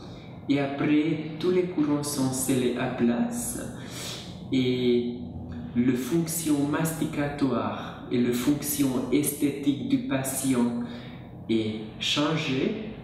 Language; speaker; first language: French; non-native, learner; Hungarian